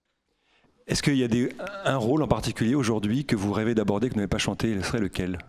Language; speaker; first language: French; native; French